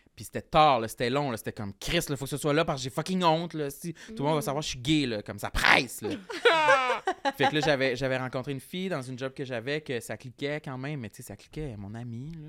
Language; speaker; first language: French; native; French